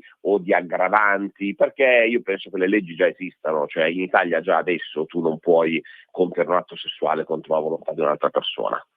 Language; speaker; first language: Italian; native; Italian